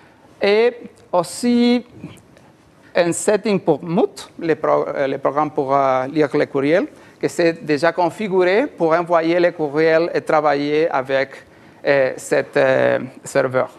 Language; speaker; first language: French; non-native, learner; Spanish